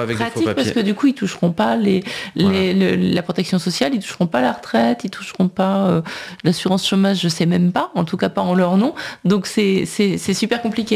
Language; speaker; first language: French; native; French